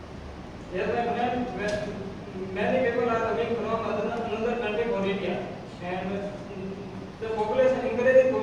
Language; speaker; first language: English; non-native, learner; Hindi